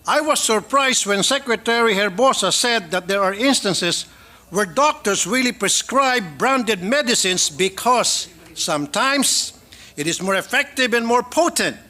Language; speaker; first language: English; non-native, local second language; Filipino